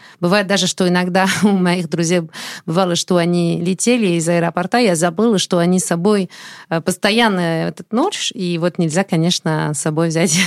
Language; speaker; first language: Russian; non-native, fluent; French